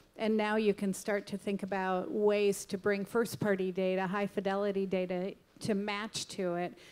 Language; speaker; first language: English; native; English